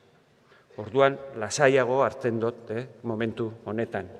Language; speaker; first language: Basque; native; Basque